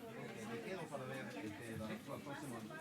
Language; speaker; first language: Spanish; non-native, fluent; English